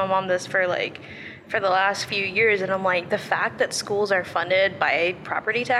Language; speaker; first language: English; early bilingual, other home language; Spanish